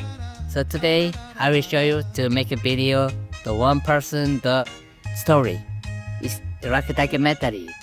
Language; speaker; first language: English; non-native, learner; Korean